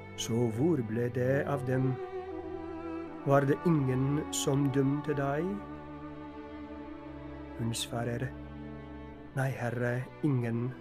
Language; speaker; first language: Norwegian; non-native, fluent; Polish